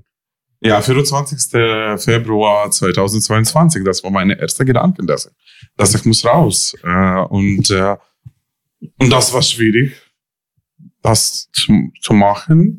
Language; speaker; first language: German; non-native, learner; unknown